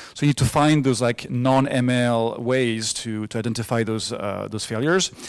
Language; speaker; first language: English; non-native, fluent; French